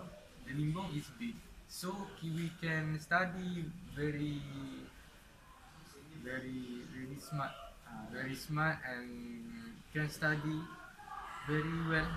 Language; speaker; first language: English; non-native, local second language; Malay